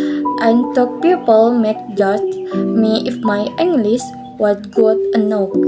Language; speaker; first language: English; non-native, learner; Indonesian